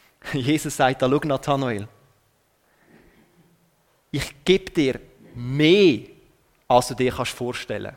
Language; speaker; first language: German; native; German